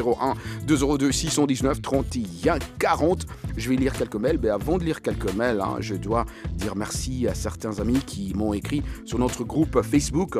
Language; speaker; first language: French; non-native, local second language; Lingala